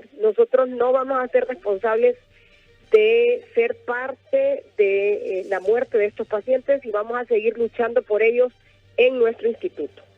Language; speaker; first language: Spanish; native; Spanish